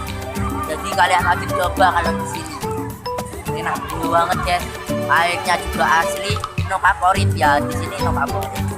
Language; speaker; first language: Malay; non-native, local second language; Javanese